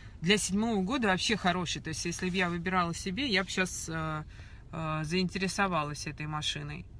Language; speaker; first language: Russian; native; Russian